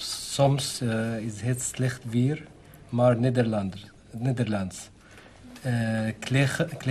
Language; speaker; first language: Dutch; non-native, learner; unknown